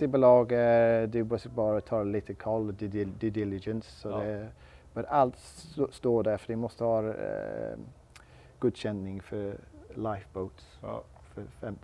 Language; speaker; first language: Swedish; non-native, learner; English